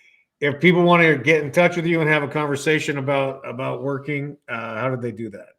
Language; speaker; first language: English; native; English